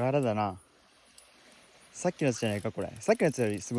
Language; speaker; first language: Japanese; native; Japanese